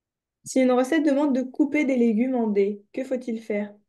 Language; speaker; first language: French; native; French